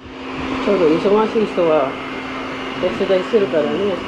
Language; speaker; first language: Japanese; non-native, learner; Filipino